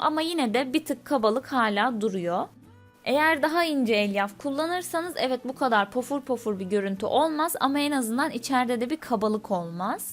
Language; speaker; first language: Turkish; native; Turkish